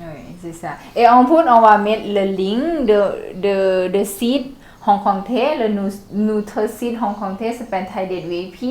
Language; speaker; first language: French; non-native, learner; Thai